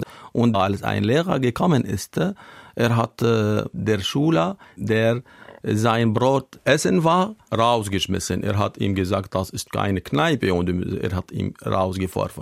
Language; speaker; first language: German; non-native, learner; Arabic